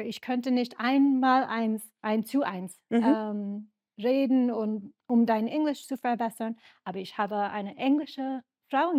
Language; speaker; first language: German; non-native, fluent; English